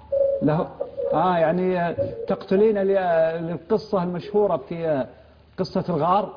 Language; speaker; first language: Arabic; native; Arabic